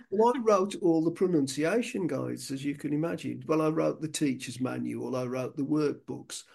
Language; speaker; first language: English; native; English